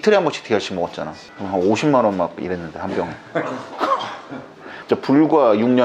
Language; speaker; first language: Korean; native; Korean